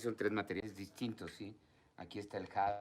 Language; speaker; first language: Spanish; native; Spanish